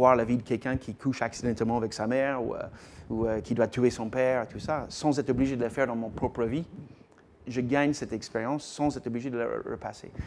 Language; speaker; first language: French; non-native, fluent; English